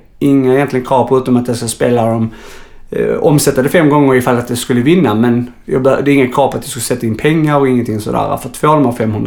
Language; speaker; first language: Swedish; native; Swedish